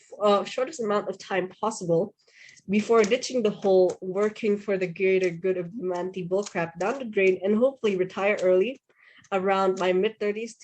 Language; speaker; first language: English; non-native, fluent; Indonesian